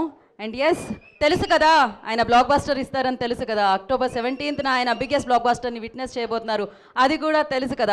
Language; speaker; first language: Telugu; native; Telugu